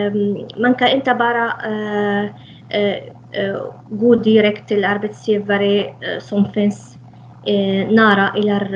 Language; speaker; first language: Swedish; non-native, fluent; Arabic